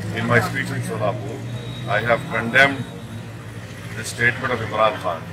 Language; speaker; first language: English; non-native, local second language; Urdu